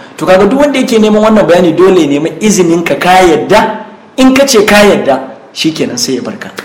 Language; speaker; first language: Hausa; native; Hausa